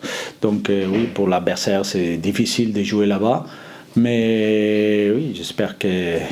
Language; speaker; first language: French; non-native, fluent; Spanish